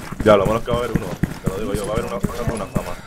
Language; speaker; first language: Spanish; native; Spanish